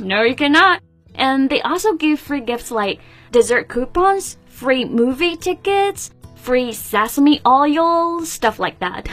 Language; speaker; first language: English; non-native, fluent; Chinese